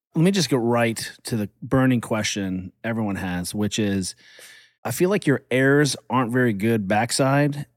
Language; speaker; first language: English; early bilingual, other home language; German